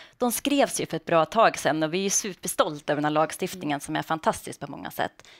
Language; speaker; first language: Swedish; native; Swedish